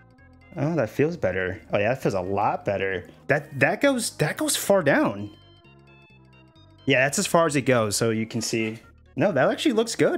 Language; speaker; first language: English; native; English